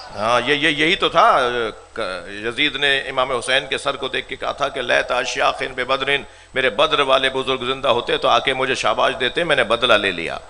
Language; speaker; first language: Urdu; non-native, local second language; Sindhi